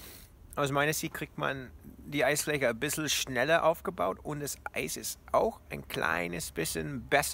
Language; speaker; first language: German; non-native, fluent; English